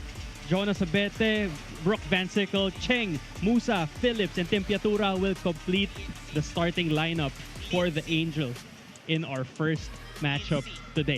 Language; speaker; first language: English; non-native, local second language; Filipino